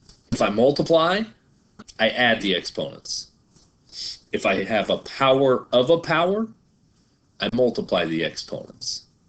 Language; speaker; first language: English; native; English